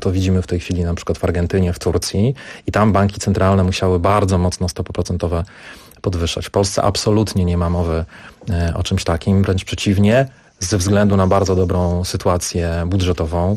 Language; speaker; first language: Polish; native; Polish